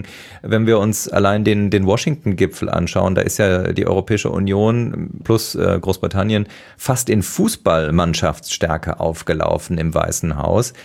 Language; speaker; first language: German; native; German